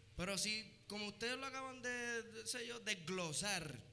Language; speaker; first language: Spanish; native; Spanish